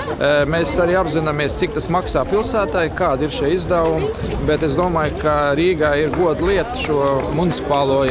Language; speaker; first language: Latvian; native; Latvian